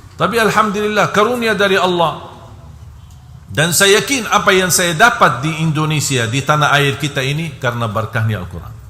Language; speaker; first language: Indonesian; non-native, fluent; Arabic